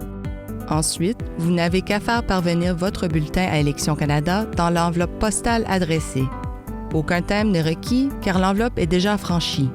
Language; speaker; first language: French; native; French